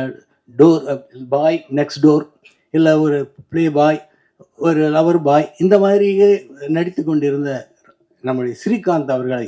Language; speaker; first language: Tamil; native; Tamil